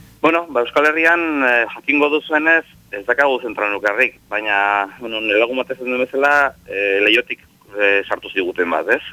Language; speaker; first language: Basque; native; Basque